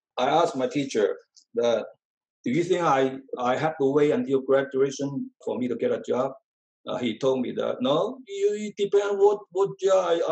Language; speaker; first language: English; non-native, fluent; Chinese